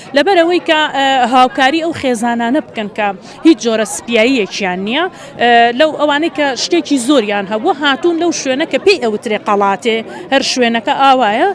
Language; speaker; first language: Central Kurdish; native; Central Kurdish